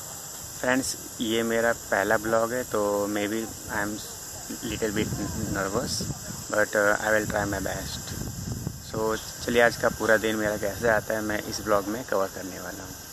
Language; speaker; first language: Hindi; native; Hindi